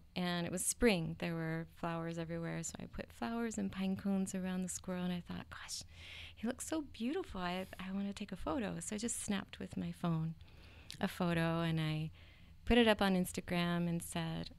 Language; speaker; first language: English; native; English